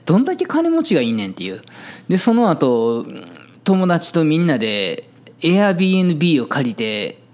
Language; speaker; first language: Japanese; native; Japanese